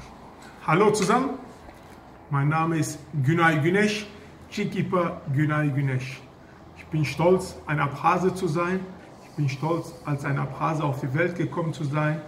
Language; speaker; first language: German; early bilingual, other home language; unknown